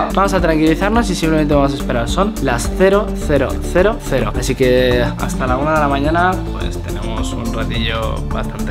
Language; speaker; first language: Spanish; native; Spanish